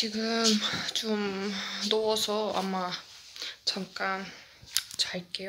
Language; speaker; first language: Korean; non-native, learner; Azerbaijani